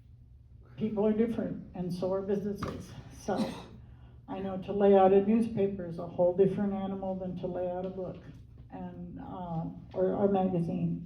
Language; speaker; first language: English; native; English